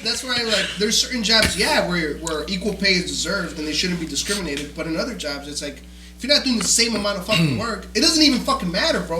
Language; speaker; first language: English; early bilingual, other home language; Spanish